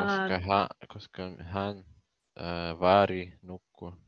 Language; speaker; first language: Finnish; non-native, learner; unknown